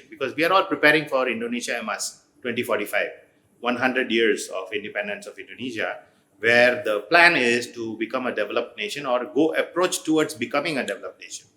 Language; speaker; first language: English; non-native, fluent; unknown